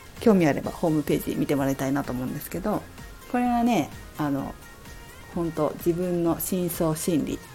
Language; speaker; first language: Japanese; native; Japanese